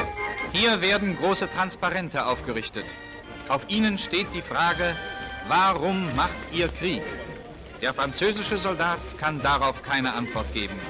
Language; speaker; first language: German; native; German